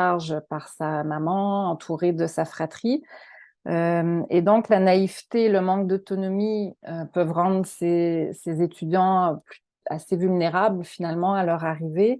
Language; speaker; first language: French; native; French